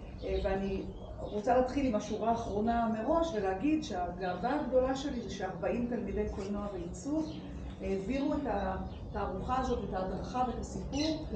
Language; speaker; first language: Hebrew; native; Hebrew